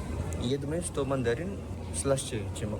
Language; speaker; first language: Russian; non-native, learner; Indonesian